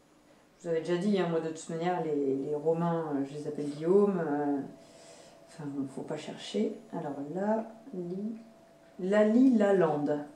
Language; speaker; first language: French; native; French